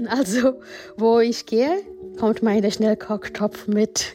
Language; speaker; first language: German; non-native, fluent; Gujarati